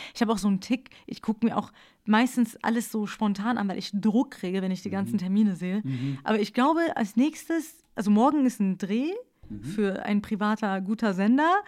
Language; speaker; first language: German; early bilingual, other home language; Persian